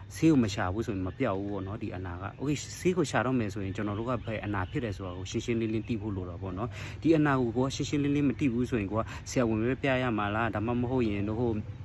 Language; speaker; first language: Burmese; non-native, local second language; Shan